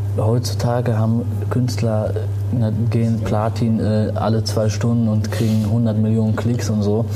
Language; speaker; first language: German; early bilingual, other home language; Arabic